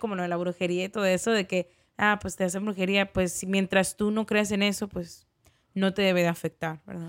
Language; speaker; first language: Spanish; native; Spanish